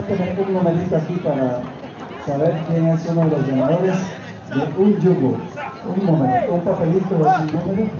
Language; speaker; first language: Spanish; native; Spanish